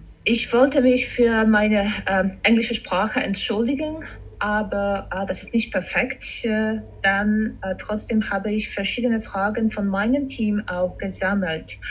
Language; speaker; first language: German; non-native, fluent; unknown